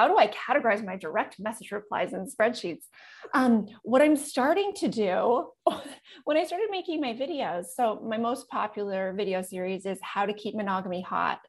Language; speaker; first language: English; native; English